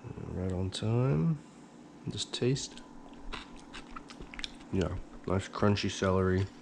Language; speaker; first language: English; native; English